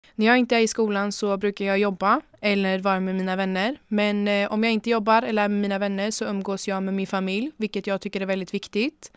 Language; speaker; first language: Swedish; early bilingual, other home language; German